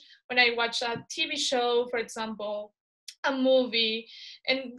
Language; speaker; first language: English; non-native, fluent; Spanish